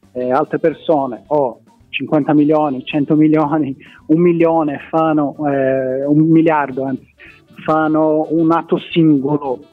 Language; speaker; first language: Italian; non-native, fluent; Portuguese